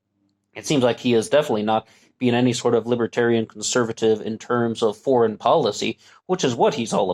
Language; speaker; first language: English; native; English